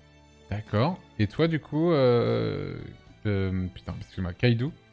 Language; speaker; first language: French; native; French